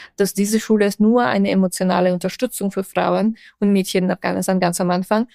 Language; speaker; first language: German; non-native, fluent; Persian